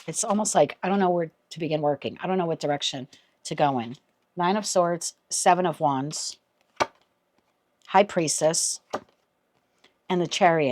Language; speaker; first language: English; native; English